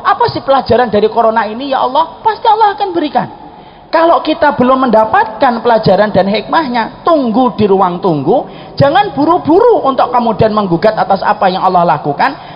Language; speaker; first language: Indonesian; native; Indonesian